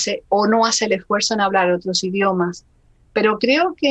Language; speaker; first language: Spanish; native; Spanish